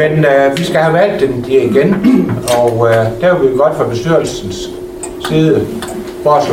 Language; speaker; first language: Danish; native; Danish